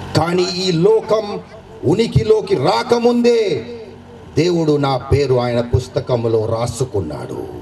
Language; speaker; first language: Telugu; non-native, local second language; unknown